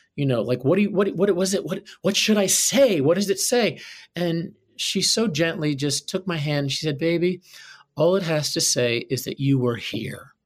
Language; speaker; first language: English; native; English